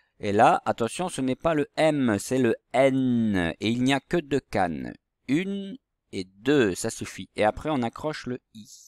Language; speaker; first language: French; native; French